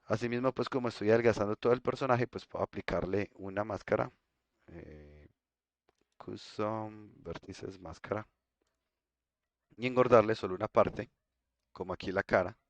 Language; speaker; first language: Spanish; native; Spanish